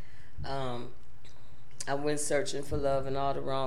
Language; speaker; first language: English; native; English